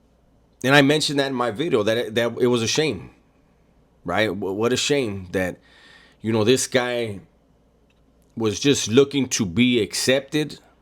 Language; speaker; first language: English; native; English